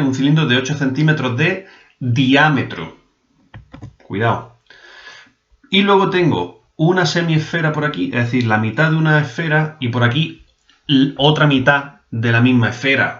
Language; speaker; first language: Spanish; native; Spanish